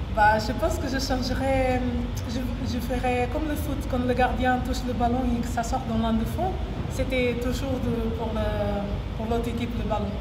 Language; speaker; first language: French; non-native, learner; Portuguese